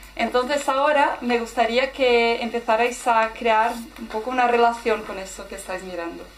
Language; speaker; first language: Spanish; non-native, fluent; Portuguese